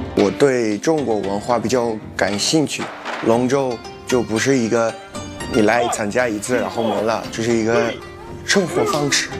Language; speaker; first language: Chinese; non-native, fluent; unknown